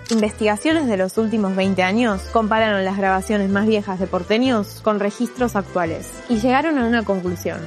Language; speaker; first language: Spanish; native; Spanish